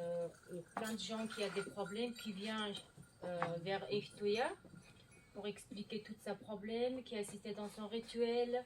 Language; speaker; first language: French; non-native, learner; Mongolian